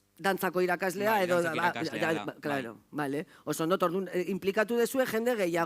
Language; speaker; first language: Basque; native; Basque